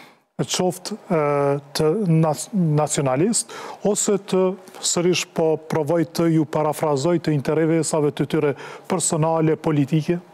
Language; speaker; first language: Albanian; native; Albanian